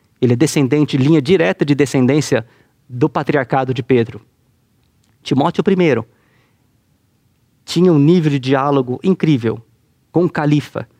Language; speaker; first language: Portuguese; native; Portuguese